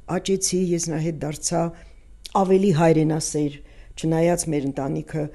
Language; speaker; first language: Armenian; native; Armenian